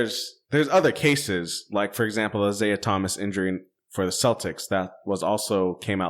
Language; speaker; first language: English; native; English